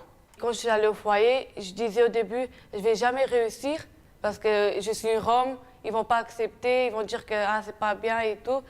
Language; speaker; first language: French; non-native, fluent; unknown